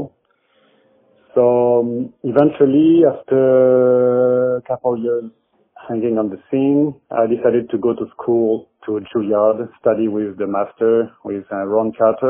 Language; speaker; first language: English; non-native, fluent; French